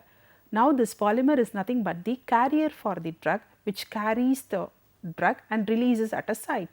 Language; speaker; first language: English; non-native, local second language; Tamil